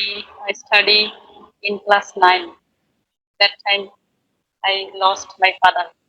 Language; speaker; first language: English; non-native, learner; Bangla